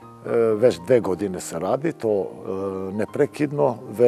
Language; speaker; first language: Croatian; non-native, local second language; Albanian